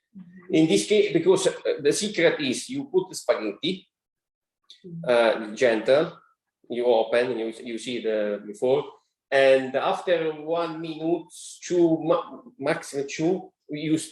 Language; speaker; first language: English; non-native, learner; Italian